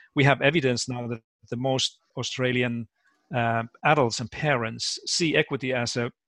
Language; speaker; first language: English; non-native, fluent; Finnish